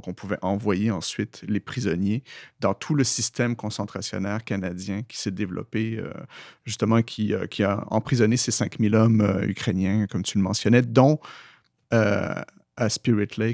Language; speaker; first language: French; native; French